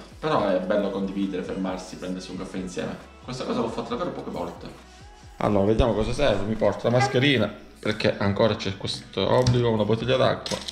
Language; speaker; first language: Italian; native; Italian